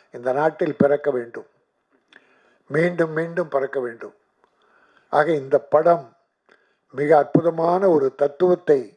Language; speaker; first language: Tamil; native; Tamil